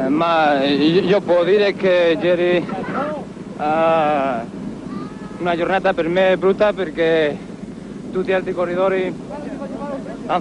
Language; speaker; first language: Italian; non-native, learner; Spanish